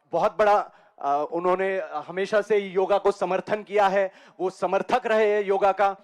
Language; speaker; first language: Hindi; non-native, local second language; Telugu